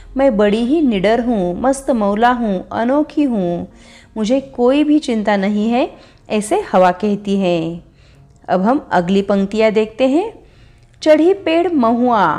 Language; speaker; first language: Hindi; non-native, local second language; Marathi